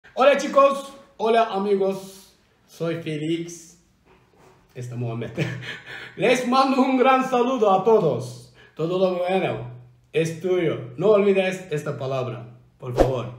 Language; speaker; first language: Spanish; non-native, learner; Turkish